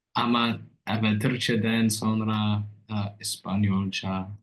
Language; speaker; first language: Turkish; non-native, learner; English